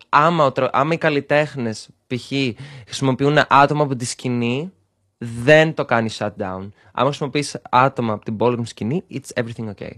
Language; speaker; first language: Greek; early bilingual, other home language; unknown